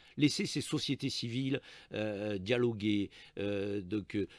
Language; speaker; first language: French; native; French